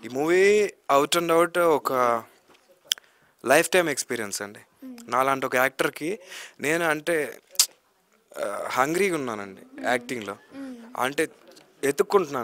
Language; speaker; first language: Telugu; native; Telugu